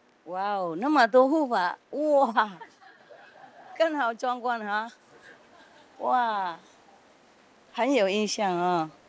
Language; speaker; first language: Chinese; non-native, fluent; Vietnamese